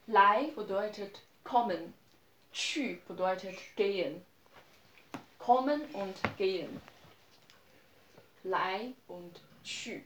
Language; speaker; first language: German; non-native, learner; Chinese